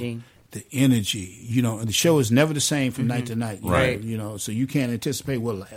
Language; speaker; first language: English; native; English